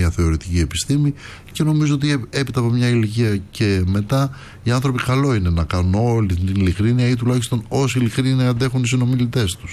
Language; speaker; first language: Greek; native; Greek